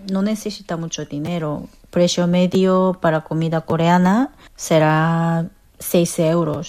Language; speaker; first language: Spanish; non-native, fluent; Korean